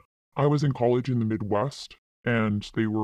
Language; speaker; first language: English; native; English